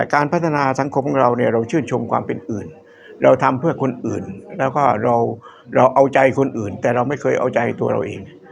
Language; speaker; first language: Thai; native; Thai